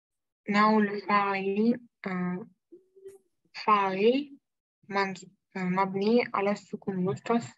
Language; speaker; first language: Arabic; non-native, learner; Uzbek